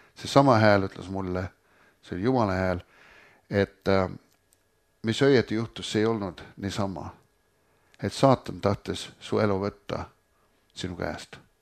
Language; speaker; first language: Estonian; early bilingual, heritage; Estonian